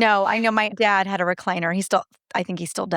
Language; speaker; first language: English; native; English